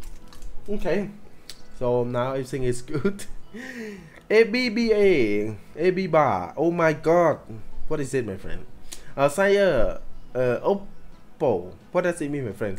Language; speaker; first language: English; non-native, learner; Khmer